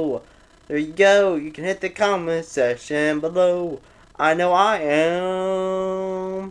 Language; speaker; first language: English; native; English